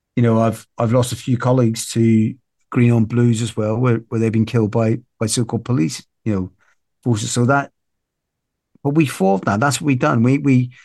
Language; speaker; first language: English; native; English